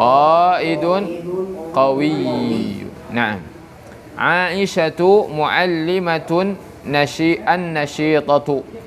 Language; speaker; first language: Arabic; non-native, fluent; Indonesian